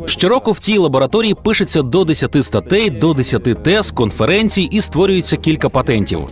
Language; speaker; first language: Ukrainian; native; Ukrainian